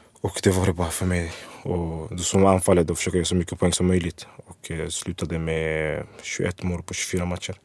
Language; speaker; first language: Swedish; early bilingual, other home language; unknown